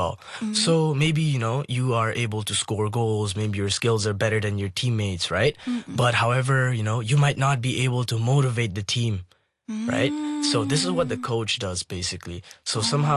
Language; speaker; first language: English; non-native, local second language; Nepali